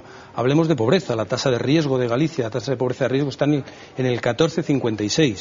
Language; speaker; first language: Spanish; native; Spanish